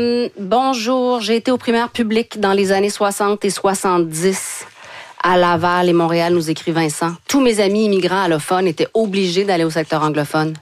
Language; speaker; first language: French; native; French